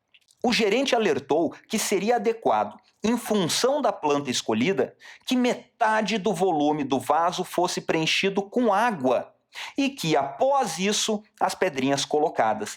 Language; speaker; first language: Portuguese; native; Portuguese